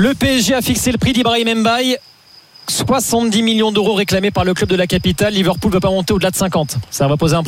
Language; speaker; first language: French; native; French